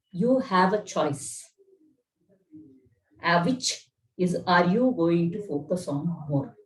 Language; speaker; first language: English; non-native, local second language; Kannada